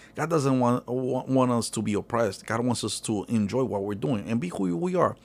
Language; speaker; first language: English; early bilingual, other home language; Spanish